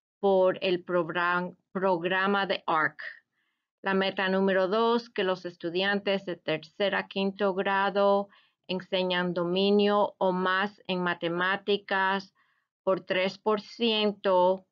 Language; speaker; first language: Spanish; non-native, fluent; English